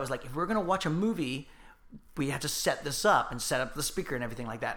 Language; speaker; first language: English; native; English